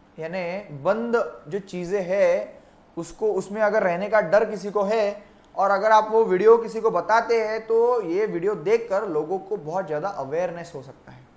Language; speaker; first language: Hindi; non-native, local second language; Marathi